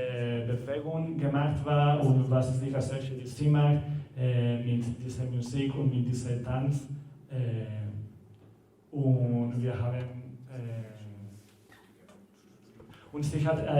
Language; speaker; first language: German; non-native, learner; Spanish